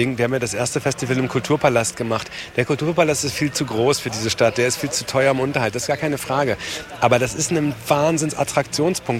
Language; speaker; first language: German; native; German